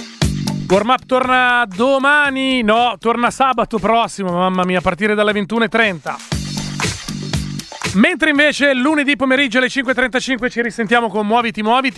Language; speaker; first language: Italian; native; Italian